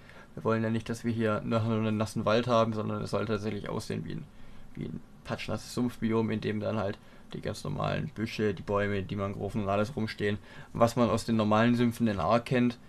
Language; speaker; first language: German; native; German